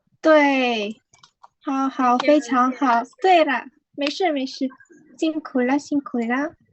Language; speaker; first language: Chinese; non-native, fluent; Indonesian